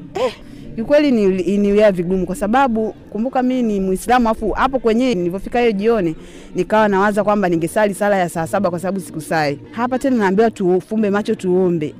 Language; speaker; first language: Swahili; native; Swahili